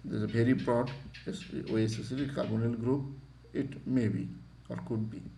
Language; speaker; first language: English; non-native, local second language; Bangla